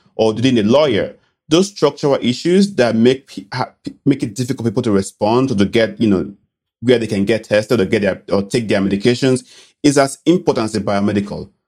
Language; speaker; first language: English; non-native, local second language; Bini